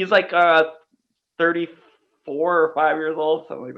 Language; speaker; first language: English; native; English